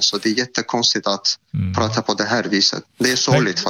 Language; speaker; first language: Swedish; non-native, fluent; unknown